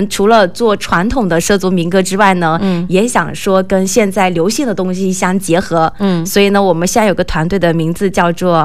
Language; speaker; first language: Chinese; non-native, local second language; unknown